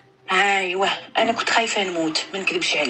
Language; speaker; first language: Arabic; native; Arabic